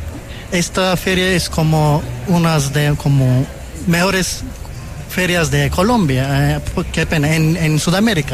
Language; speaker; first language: Spanish; non-native, fluent; Turkish